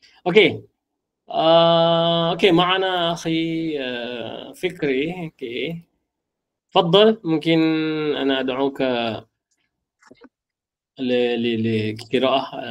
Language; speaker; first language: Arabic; non-native, fluent; Malay